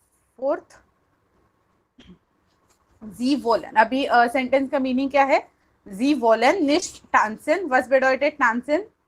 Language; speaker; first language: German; non-native, fluent; Hindi